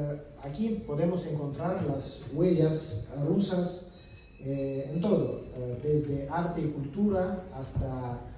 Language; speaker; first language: Spanish; non-native, fluent; Russian